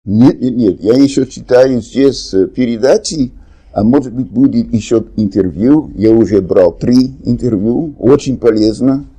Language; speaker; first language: Russian; non-native, fluent; English